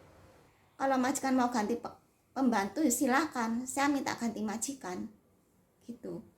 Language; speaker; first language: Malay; non-native, local second language; Javanese